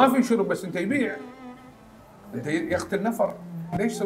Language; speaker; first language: Arabic; native; Arabic